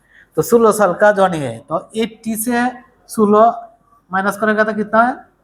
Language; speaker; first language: Hindi; non-native, learner; Bangla